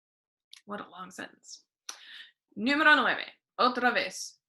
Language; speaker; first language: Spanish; non-native, fluent; English